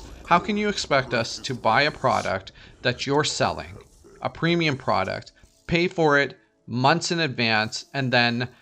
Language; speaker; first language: English; native; English